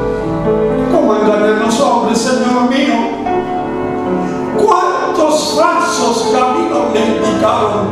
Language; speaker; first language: Spanish; native; Spanish